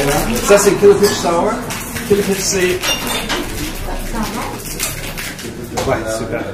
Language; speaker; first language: French; non-native, fluent; German